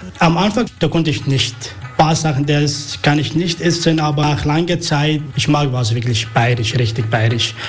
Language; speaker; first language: German; non-native, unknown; Arabic